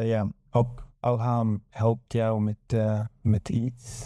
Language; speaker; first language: Dutch; non-native, learner; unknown